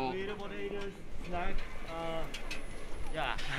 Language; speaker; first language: English; non-native, learner; Japanese